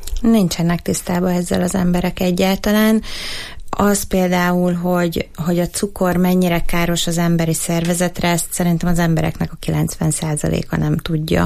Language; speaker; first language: Hungarian; native; Hungarian